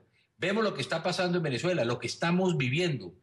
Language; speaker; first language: Spanish; native; Spanish